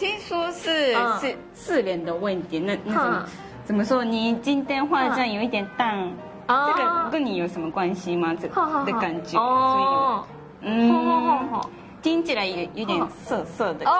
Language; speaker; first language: Chinese; non-native, fluent; Japanese